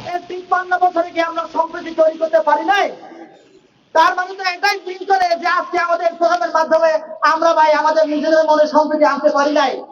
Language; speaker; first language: Bangla; non-native, local second language; Marma